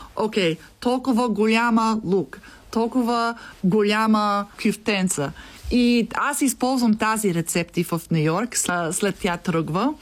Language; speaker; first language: Bulgarian; non-native, learner; English